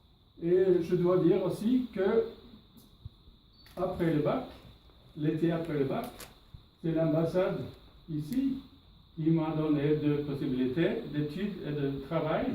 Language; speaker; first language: French; non-native, fluent; Norwegian